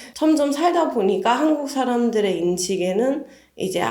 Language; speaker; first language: Korean; non-native, fluent; German